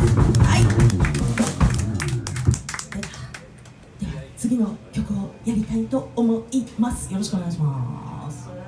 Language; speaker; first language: Japanese; native; Japanese